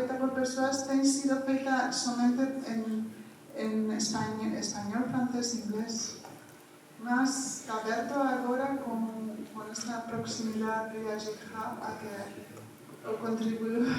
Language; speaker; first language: Portuguese; non-native, fluent; Spanish